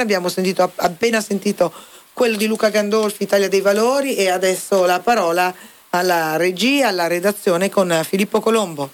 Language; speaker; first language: Italian; native; Italian